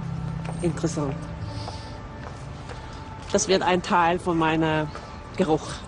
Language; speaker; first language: German; non-native, fluent; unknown